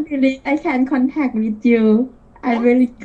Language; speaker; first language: English; non-native, learner; Thai